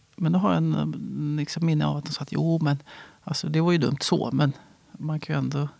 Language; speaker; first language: Swedish; native; Swedish